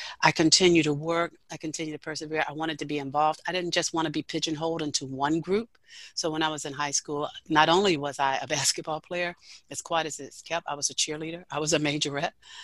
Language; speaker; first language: English; native; English